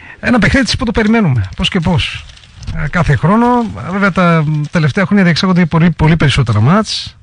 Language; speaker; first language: Greek; native; Greek